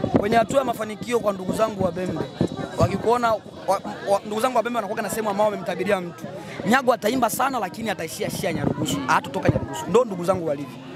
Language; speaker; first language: Swahili; non-native, local second language; Bembe